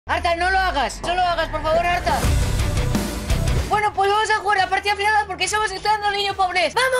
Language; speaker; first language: Spanish; native; Spanish